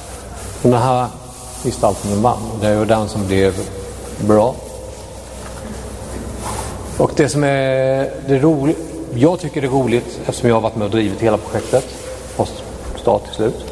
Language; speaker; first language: Swedish; native; Swedish